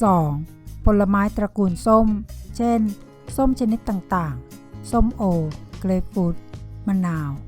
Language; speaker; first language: Thai; native; Thai